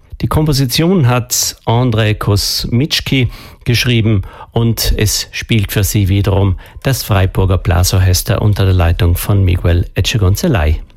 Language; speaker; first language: German; native; German